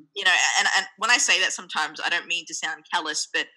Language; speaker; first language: English; native; English